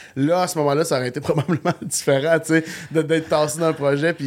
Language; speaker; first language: French; native; French